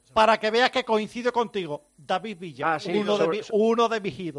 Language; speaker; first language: Spanish; native; Spanish